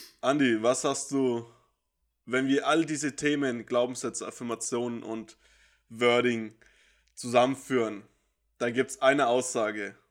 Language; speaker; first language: German; native; German